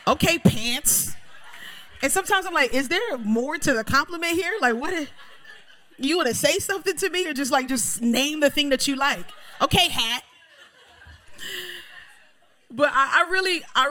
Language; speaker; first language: English; native; English